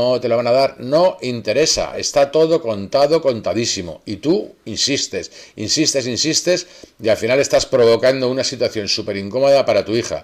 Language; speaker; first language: Spanish; native; Spanish